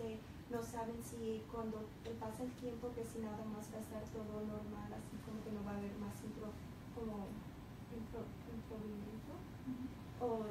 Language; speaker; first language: Spanish; early bilingual, heritage; Spanish